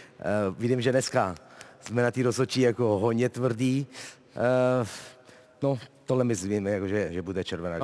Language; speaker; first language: Czech; non-native, fluent; Italian